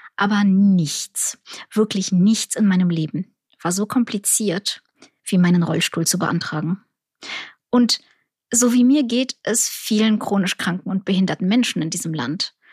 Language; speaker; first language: German; early bilingual, other home language; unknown